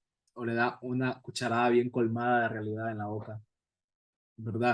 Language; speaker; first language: Spanish; native; Spanish